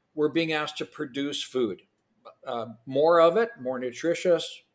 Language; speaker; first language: English; non-native, fluent; Ukrainian